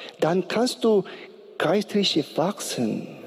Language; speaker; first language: German; non-native, learner; Korean